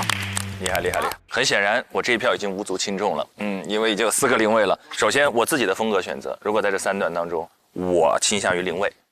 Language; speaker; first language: Chinese; native; Chinese